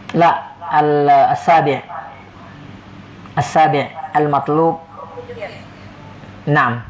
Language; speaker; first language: Arabic; non-native, fluent; Indonesian